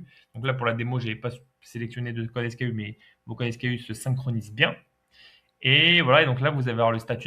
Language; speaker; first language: French; native; French